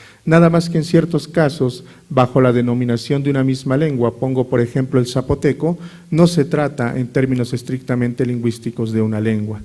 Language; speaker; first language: Spanish; native; Spanish